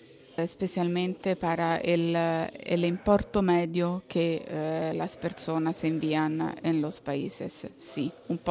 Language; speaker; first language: Spanish; non-native, fluent; Italian